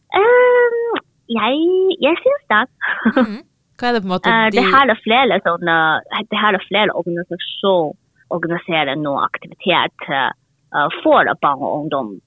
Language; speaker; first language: Norwegian; non-native, learner; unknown